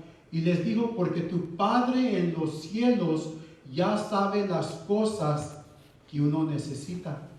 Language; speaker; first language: Spanish; early bilingual, heritage; Spanish